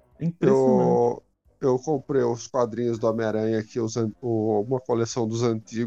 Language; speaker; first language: Portuguese; native; Portuguese